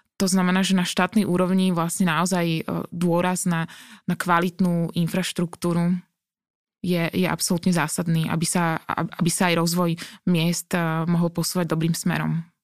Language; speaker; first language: Slovak; native; Slovak